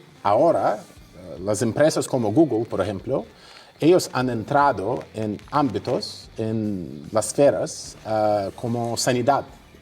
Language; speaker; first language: Spanish; non-native, fluent; Russian